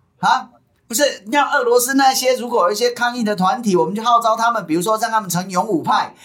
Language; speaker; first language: Chinese; native; Chinese